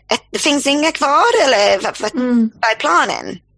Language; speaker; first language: Swedish; non-native, fluent; Portuguese